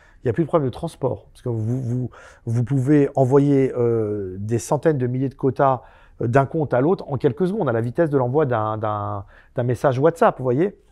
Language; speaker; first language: French; native; French